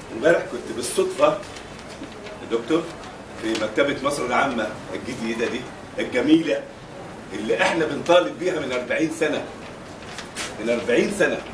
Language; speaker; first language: Egyptian Arabic; non-native, local second language; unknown